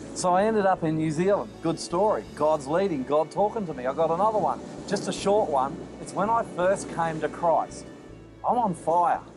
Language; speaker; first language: English; native; English